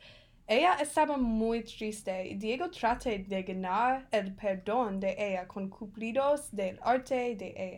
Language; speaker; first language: Spanish; non-native, learner; English